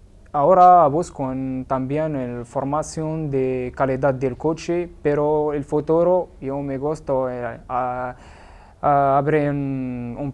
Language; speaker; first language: Spanish; non-native, learner; Arabic